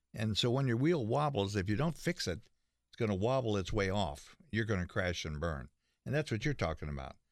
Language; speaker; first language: English; native; English